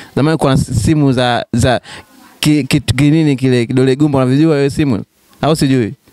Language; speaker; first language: Swahili; native; Swahili